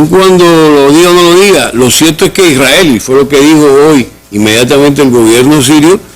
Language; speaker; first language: Spanish; native; Spanish